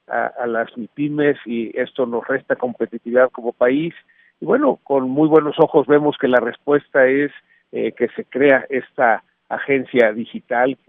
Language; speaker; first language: Spanish; native; Spanish